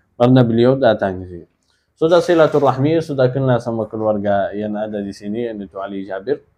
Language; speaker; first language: Indonesian; non-native, fluent; Arabic